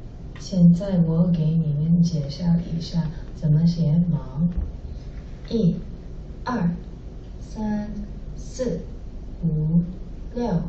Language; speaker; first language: Chinese; non-native, learner; English